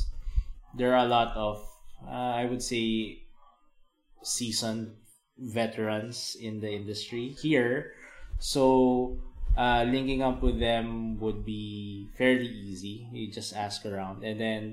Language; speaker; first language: English; non-native, local second language; Filipino